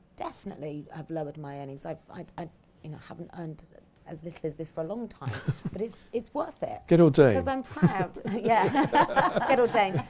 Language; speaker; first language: English; native; English